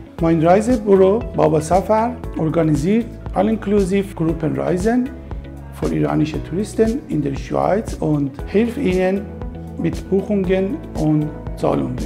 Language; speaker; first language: German; non-native, fluent; Persian